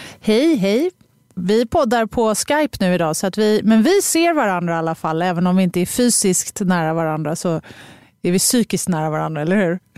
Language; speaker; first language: Swedish; native; Swedish